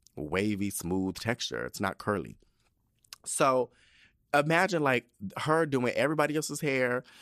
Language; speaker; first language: English; early bilingual, other home language; Spanish